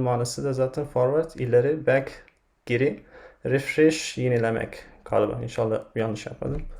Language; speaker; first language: Turkish; non-native, fluent; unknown